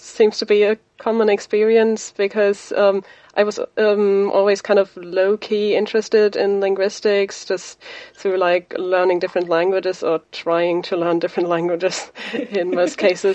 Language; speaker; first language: English; non-native, fluent; German